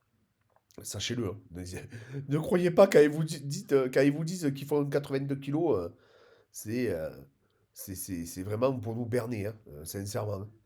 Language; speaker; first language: French; native; French